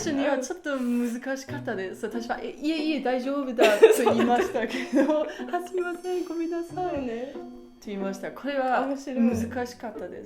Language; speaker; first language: Japanese; non-native, learner; German